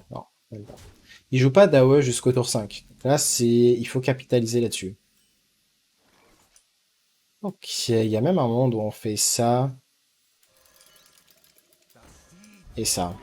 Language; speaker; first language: French; native; French